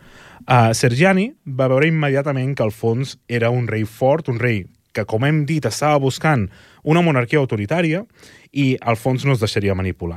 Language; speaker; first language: Catalan; native; Catalan